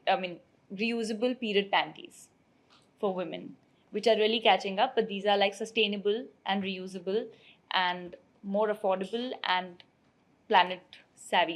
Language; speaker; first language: English; non-native, local second language; Hindi